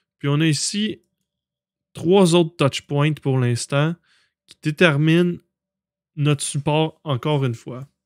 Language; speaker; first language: French; native; French